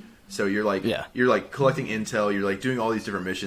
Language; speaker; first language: English; native; English